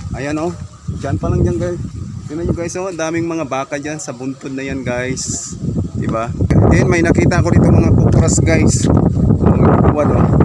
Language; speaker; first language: Filipino; non-native, local second language; Masbatenyo